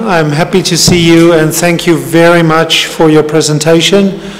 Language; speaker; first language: English; non-native, fluent; German